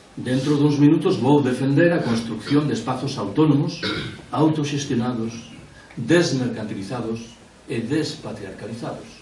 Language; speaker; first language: Galician; non-native, local second language; Spanish